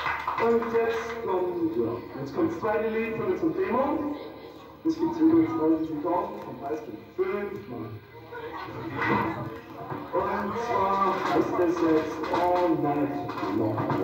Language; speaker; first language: German; native; German